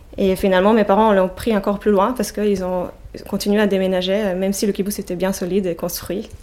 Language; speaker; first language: French; non-native, fluent; Hebrew